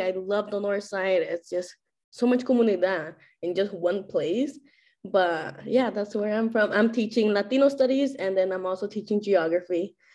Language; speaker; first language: English; native; English